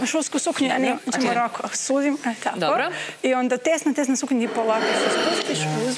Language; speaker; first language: Serbian; native; Serbian